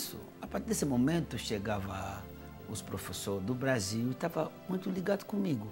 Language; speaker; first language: Portuguese; non-native, fluent; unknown